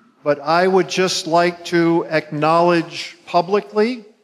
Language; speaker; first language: English; native; English